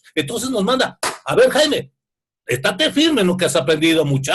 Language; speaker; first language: Spanish; native; Spanish